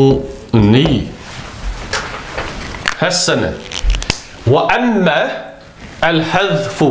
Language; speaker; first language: Arabic; non-native, fluent; English